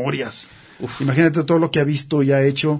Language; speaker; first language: Spanish; native; Spanish